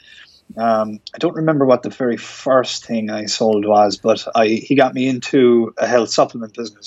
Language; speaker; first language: English; native; English